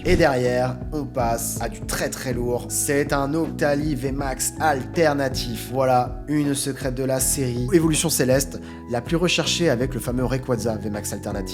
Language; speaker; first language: French; native; French